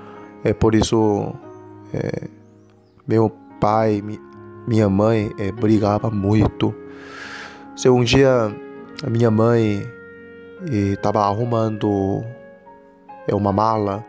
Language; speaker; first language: Portuguese; non-native, learner; Korean